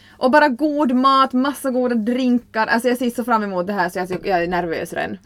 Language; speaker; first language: Swedish; native; Swedish